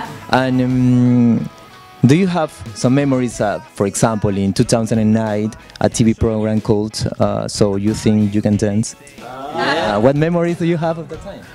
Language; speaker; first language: English; non-native, learner; Spanish